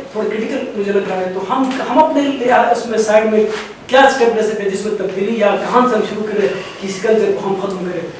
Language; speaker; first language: Urdu; non-native, local second language; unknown